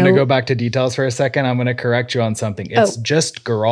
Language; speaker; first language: English; native; English